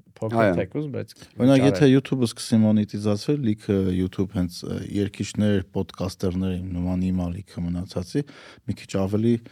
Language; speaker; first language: Armenian; native; Armenian